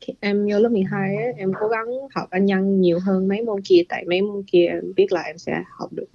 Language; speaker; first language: Vietnamese; early bilingual, heritage; English